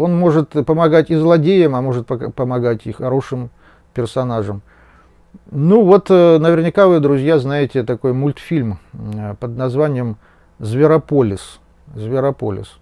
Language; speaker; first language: Russian; native; Russian